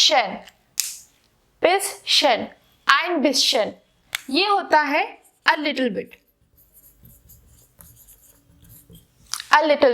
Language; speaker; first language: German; non-native, fluent; Hindi